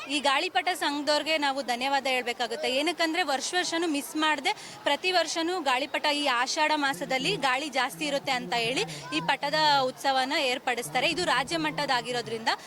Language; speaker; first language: Kannada; native; Kannada